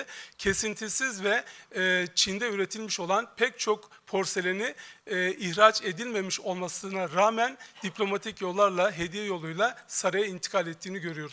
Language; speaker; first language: Turkish; native; Turkish